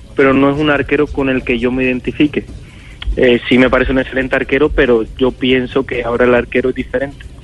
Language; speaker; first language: Spanish; native; Spanish